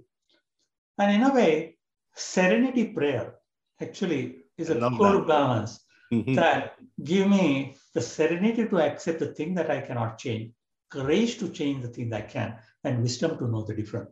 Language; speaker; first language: English; non-native, local second language; Marathi